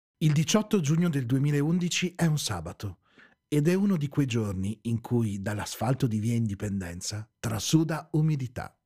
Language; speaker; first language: Italian; native; Italian